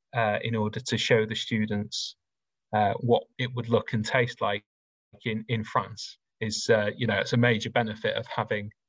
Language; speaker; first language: English; native; English